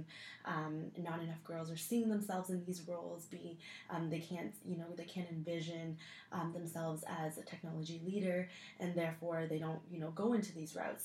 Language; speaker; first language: English; native; English